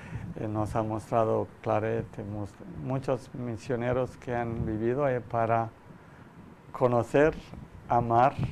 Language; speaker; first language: Spanish; non-native, learner; Malayalam